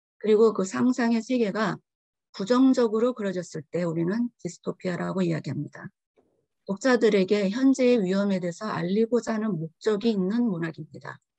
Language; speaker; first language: Korean; early bilingual, heritage; Korean